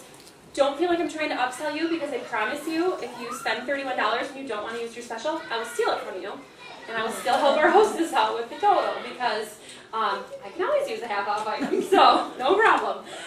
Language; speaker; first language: English; native; English